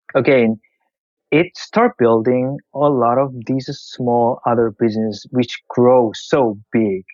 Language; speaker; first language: English; non-native, fluent; Korean